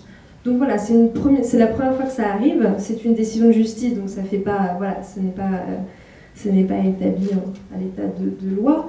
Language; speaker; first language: French; native; French